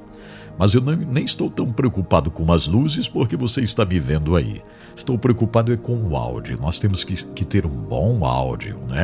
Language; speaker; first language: Portuguese; native; Portuguese